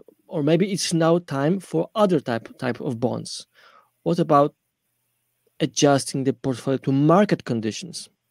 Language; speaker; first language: English; non-native, fluent; Polish